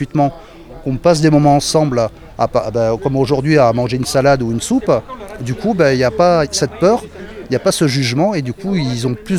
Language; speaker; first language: French; native; French